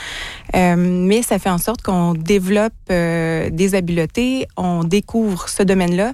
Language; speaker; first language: French; native; French